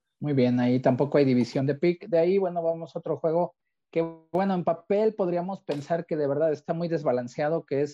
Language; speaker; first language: Spanish; native; Spanish